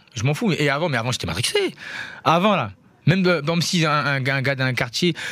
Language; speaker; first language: French; native; French